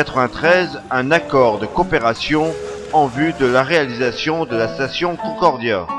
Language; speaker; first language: French; native; French